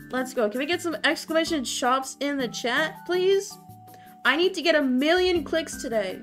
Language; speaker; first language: English; native; English